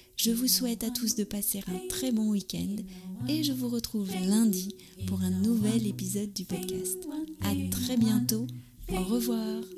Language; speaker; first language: French; native; French